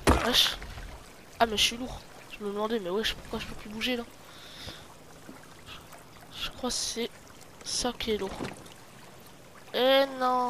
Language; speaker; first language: French; native; French